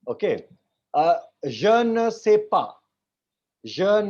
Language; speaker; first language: French; non-native, learner; Hindi